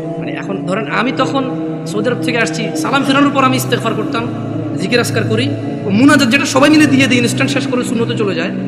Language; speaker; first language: Bangla; early bilingual, heritage; Bangla